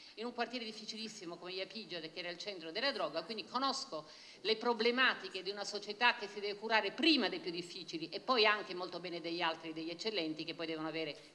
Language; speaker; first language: Italian; native; Italian